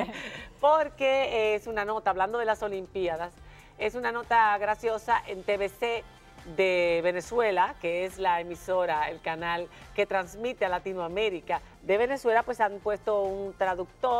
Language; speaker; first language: Spanish; native; Spanish